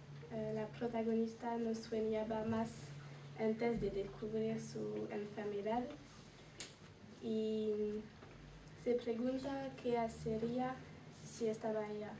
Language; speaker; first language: Spanish; non-native, learner; French